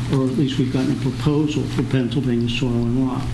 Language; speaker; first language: English; native; English